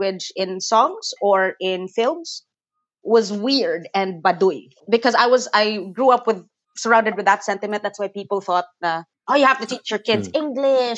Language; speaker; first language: English; non-native, local second language; Cebuano